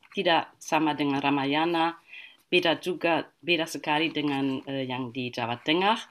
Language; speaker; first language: Indonesian; non-native, fluent; German